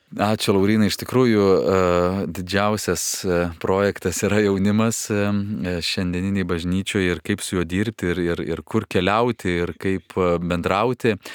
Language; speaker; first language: Lithuanian; native; Lithuanian